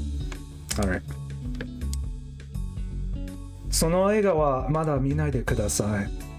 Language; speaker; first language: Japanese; non-native, learner; English